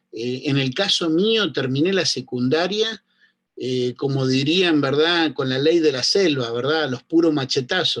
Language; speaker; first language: Spanish; native; Spanish